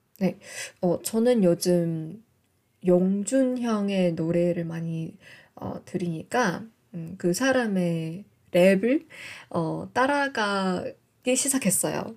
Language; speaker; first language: Korean; non-native, fluent; English